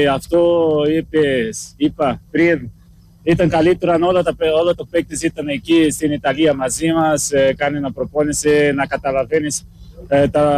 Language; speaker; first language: Greek; non-native, learner; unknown